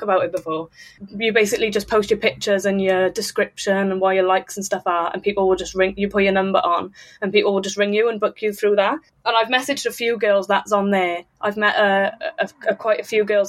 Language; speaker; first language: English; native; English